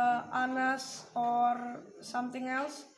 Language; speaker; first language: English; non-native, learner; Indonesian